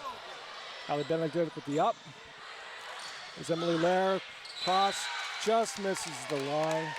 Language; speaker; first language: English; native; English